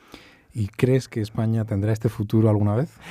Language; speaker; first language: Spanish; native; Spanish